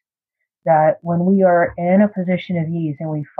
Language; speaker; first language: English; native; English